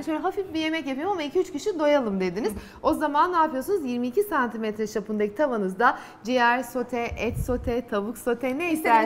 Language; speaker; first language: Turkish; native; Turkish